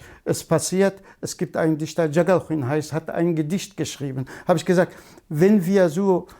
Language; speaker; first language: German; non-native, fluent; Kurdish